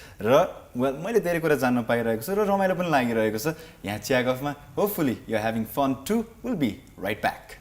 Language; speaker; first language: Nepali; native; Nepali